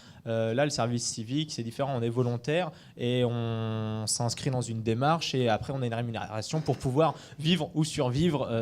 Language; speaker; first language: French; native; French